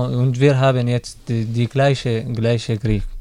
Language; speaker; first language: German; non-native, learner; Arabic